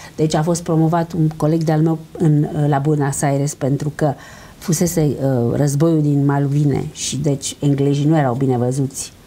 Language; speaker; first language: Romanian; early bilingual, heritage; Romanian